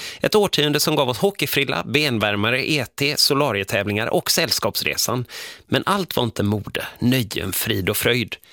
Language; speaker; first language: Swedish; native; Swedish